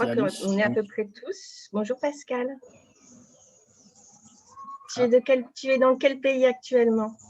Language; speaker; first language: French; native; French